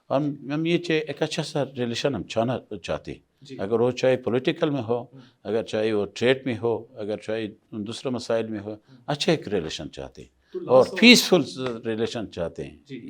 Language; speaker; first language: Hindi; non-native, fluent; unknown